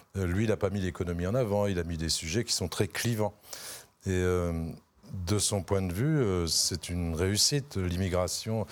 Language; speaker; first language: French; native; French